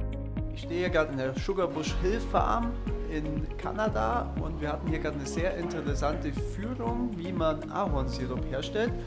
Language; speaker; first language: German; native; German